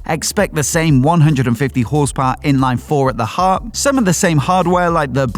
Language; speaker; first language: English; native; English